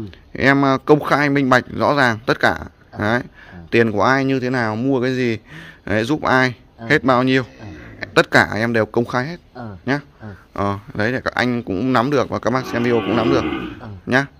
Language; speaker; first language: Vietnamese; native; Vietnamese